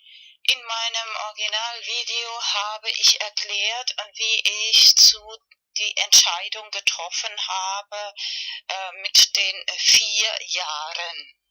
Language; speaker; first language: German; non-native, fluent; Spanish